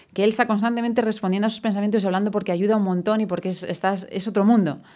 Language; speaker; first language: Spanish; native; Spanish